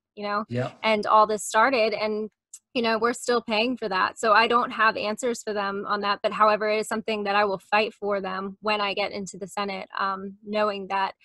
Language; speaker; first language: English; native; English